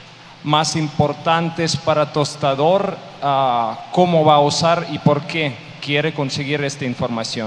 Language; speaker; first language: Spanish; non-native, learner; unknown